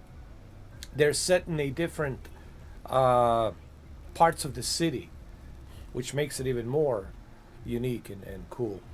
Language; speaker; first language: English; native; English